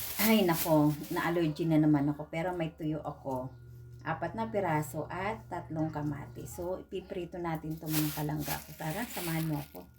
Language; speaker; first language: Filipino; non-native, local second language; Cebuano